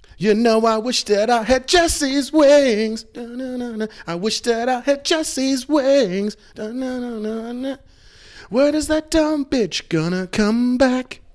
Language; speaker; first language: English; native; English